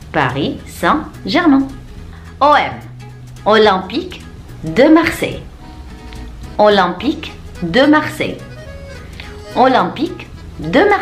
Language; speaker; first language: French; non-native, learner; Indonesian